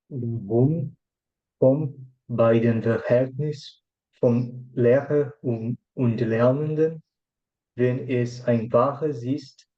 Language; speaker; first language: German; non-native, learner; Portuguese